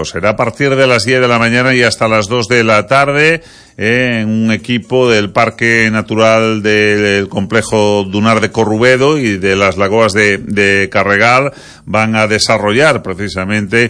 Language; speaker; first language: Spanish; native; Spanish